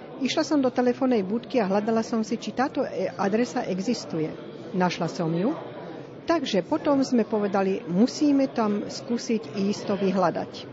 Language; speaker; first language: Slovak; native; Slovak